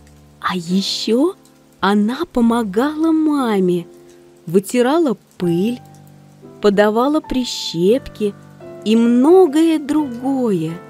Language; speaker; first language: Russian; native; Russian